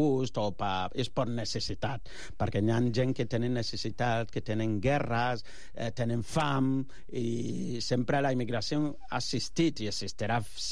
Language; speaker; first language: Catalan; non-native, fluent; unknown